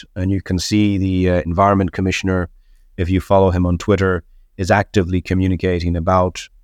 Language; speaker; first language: English; native; English